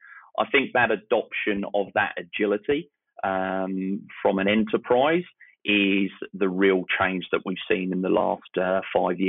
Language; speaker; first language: English; native; English